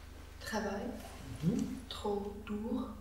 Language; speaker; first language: French; non-native, learner; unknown